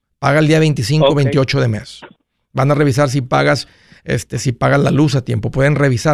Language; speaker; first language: Spanish; native; Spanish